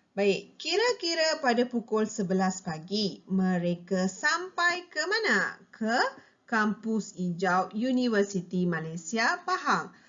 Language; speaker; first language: Malay; non-native, local second language; Tamil